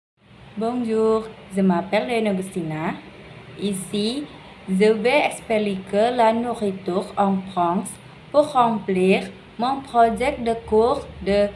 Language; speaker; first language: French; non-native, learner; Indonesian